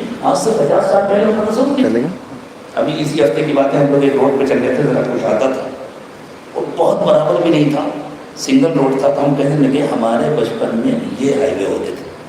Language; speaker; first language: Urdu; native; Urdu